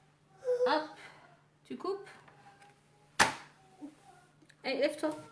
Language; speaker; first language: French; native; French